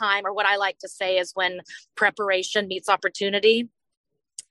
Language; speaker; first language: English; native; English